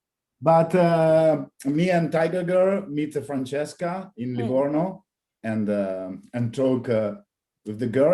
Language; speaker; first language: English; non-native, learner; Italian